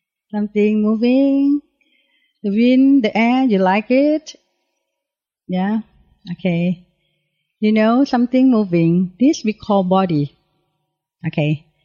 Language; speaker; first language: English; non-native, learner; Thai